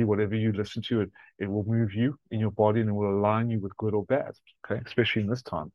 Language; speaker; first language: English; native; English